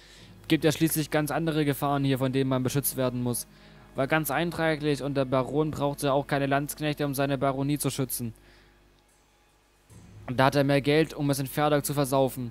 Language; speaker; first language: German; native; German